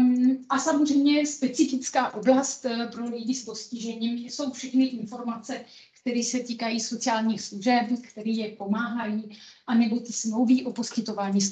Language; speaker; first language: Czech; non-native, fluent; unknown